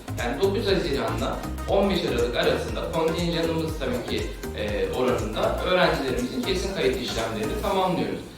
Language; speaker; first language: Turkish; native; Turkish